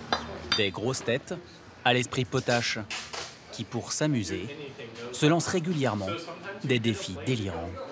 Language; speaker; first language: French; native; French